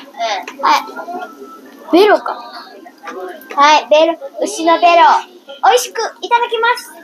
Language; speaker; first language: Japanese; early bilingual, heritage; Japanese